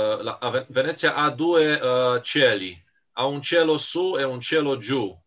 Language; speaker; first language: Italian; non-native, fluent; Romanian